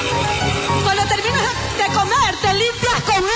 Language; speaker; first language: Spanish; native; Spanish